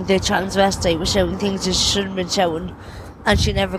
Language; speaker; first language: English; native; English